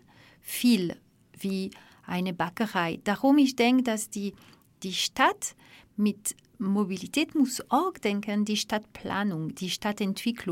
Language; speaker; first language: German; non-native, fluent; French